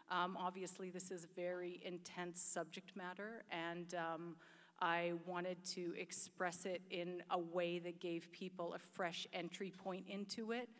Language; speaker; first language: English; native; English